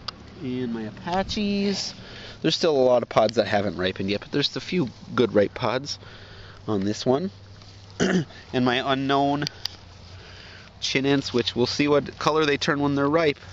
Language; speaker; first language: English; native; English